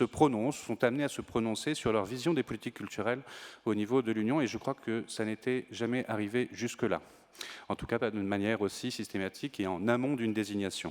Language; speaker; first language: French; native; French